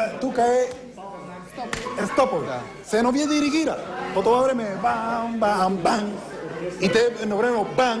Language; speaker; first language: Bulgarian; non-native, learner; Spanish